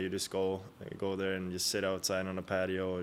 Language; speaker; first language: English; non-native, fluent; Swedish